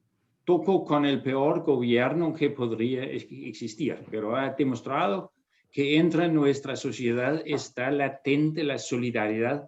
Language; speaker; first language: Spanish; non-native, fluent; Danish